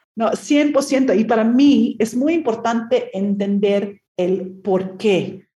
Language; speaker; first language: Spanish; non-native, fluent; English